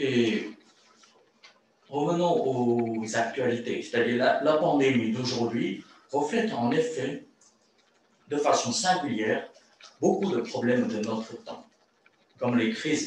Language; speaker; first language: French; non-native, fluent; Chinese